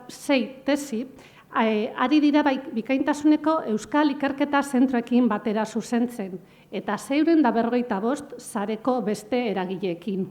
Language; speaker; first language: Basque; native; Basque